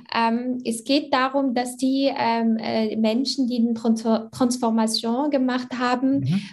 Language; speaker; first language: German; early bilingual, other home language; Arabic